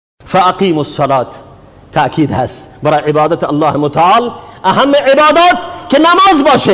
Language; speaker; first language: Persian; native; Persian